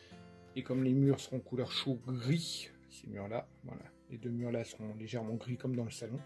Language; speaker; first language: French; native; French